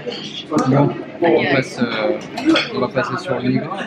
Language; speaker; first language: French; native; French